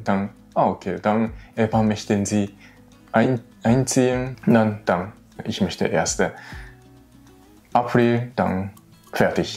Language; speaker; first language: German; non-native, learner; Japanese